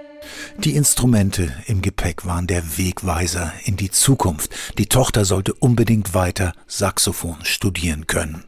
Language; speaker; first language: German; native; German